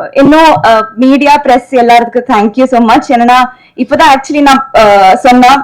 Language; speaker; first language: Tamil; non-native, learner; Telugu